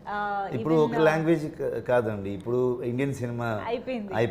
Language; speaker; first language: Telugu; non-native, learner; Kannada